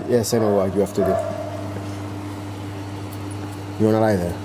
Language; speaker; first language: English; non-native, fluent; Italian